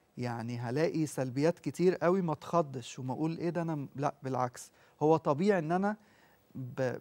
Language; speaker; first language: Arabic; native; Arabic